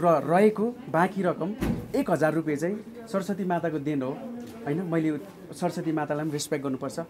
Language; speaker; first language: Nepali; native; Nepali